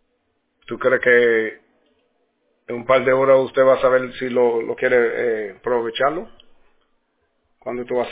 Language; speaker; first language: Spanish; early bilingual, heritage; Spanish